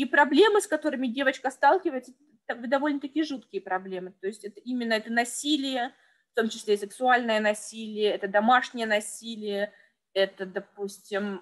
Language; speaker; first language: Russian; native; Russian